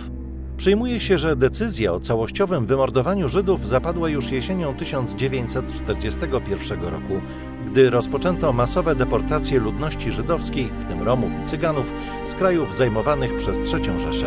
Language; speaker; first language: Polish; native; Polish